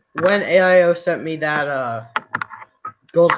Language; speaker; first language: English; native; English